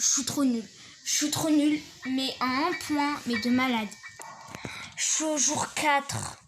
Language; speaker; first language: French; native; French